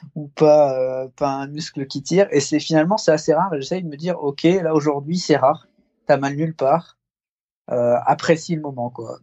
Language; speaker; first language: French; native; French